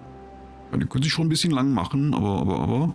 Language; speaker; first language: German; native; German